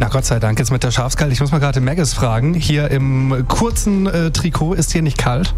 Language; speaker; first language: German; native; German